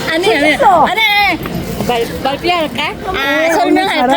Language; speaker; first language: Korean; non-native, learner; Filipino